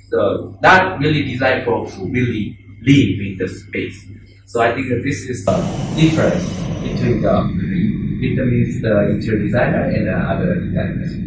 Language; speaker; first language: English; non-native, learner; Korean